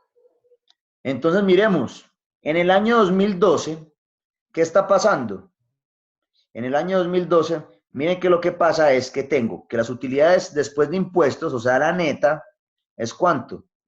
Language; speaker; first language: Spanish; native; Spanish